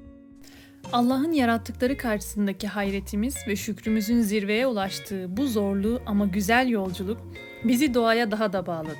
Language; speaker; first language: Turkish; native; Turkish